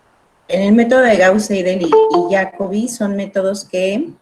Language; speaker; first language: Spanish; native; Spanish